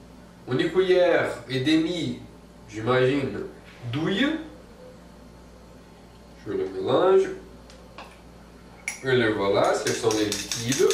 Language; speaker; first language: French; non-native, fluent; Portuguese